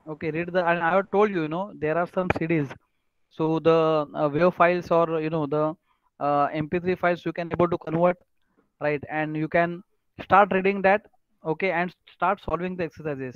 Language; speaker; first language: English; non-native, local second language; Marathi